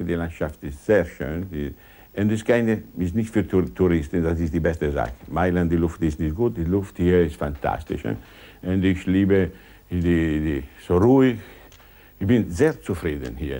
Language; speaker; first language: German; non-native, learner; Italian